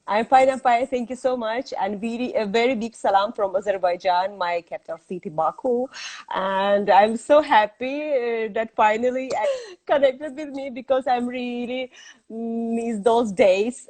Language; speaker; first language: English; non-native, learner; Azerbaijani